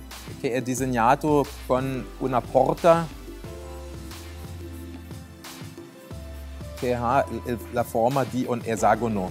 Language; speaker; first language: Italian; non-native, fluent; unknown